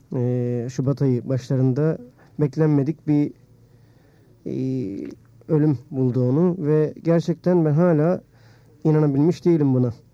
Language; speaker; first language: Turkish; native; Turkish